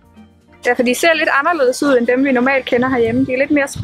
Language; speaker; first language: Danish; native; Danish